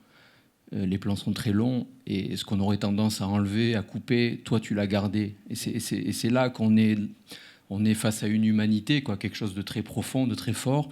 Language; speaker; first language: French; native; French